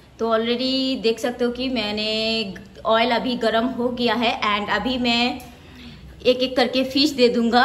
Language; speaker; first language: Hindi; non-native, local second language; Bangla